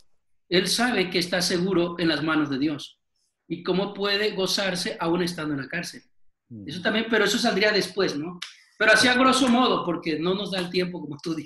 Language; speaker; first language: Spanish; native; Spanish